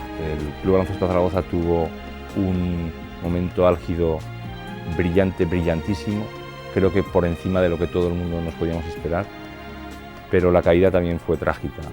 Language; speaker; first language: Spanish; native; Spanish